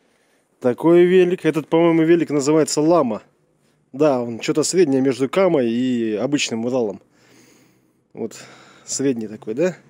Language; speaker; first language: Russian; native; Russian